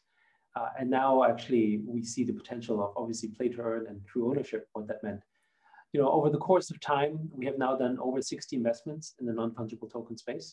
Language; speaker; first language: English; non-native, fluent; German